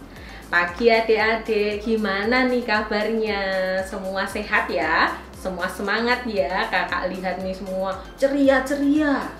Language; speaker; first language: Indonesian; native; Indonesian